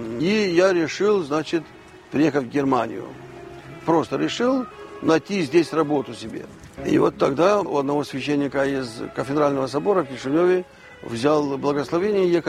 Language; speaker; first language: Russian; non-native, local second language; Romanian